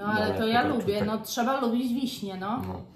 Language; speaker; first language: Polish; native; Polish